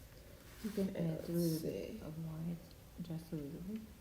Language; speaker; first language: English; non-native, learner; Russian